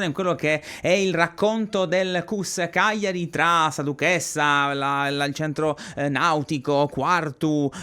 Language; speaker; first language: Italian; native; Italian